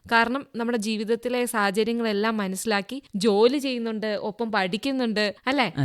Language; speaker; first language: Malayalam; native; Malayalam